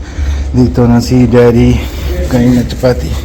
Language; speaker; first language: Filipino; non-native, local second language; Cebuano